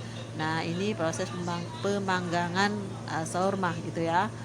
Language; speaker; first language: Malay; non-native, local second language; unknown